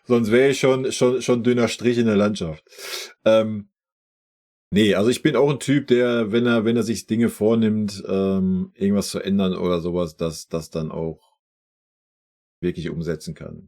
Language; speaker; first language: German; native; German